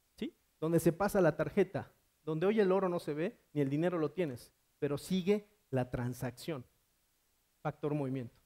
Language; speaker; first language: Spanish; native; Spanish